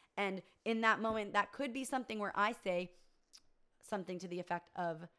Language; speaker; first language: English; native; English